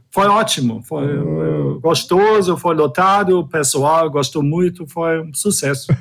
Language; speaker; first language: Portuguese; non-native, fluent; German